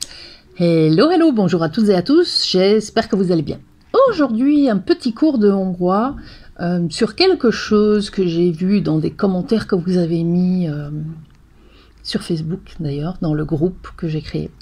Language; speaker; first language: French; non-native, fluent; Hungarian